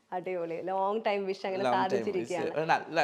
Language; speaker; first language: Malayalam; native; Malayalam